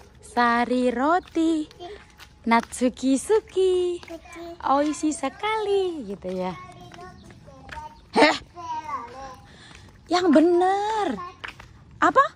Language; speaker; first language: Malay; non-native, local second language; Javanese